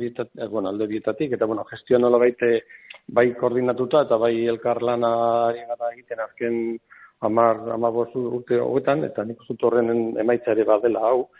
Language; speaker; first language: Basque; non-native, local second language; Spanish